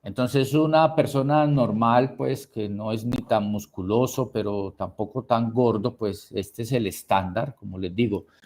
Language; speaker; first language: Spanish; native; Spanish